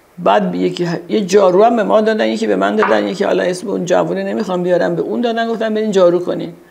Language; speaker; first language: Persian; early bilingual, heritage; Persian